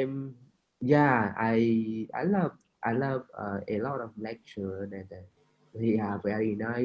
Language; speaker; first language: English; non-native, fluent; Khmer